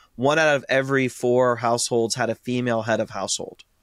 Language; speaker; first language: English; native; English